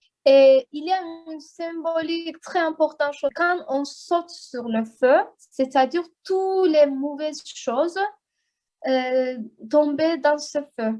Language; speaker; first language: French; non-native, learner; Azerbaijani